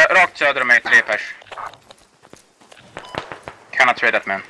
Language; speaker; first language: Swedish; native; Swedish